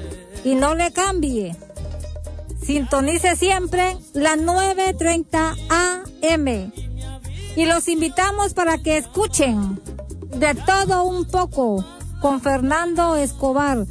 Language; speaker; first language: Spanish; native; Spanish